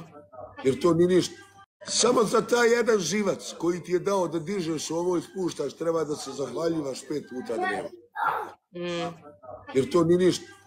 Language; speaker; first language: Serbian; early bilingual, heritage; Bosnian